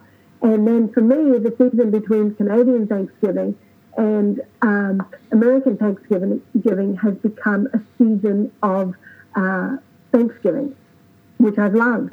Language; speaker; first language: English; native; English